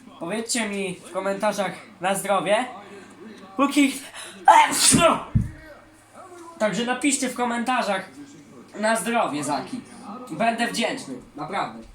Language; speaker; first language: Polish; native; Polish